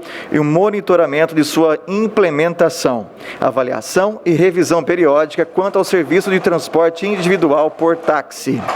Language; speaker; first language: Portuguese; native; Portuguese